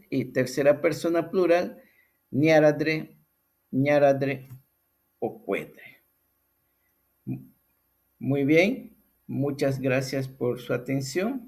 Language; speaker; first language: Spanish; non-native, local second language; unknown